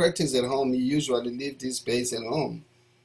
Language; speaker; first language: English; non-native, local second language; Zulu